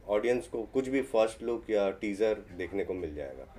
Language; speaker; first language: Hindi; native; Hindi